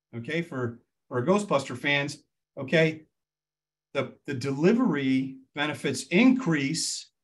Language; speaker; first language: English; native; English